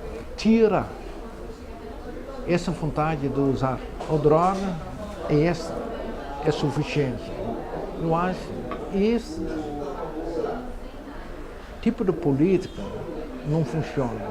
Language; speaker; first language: Portuguese; non-native, fluent; Dutch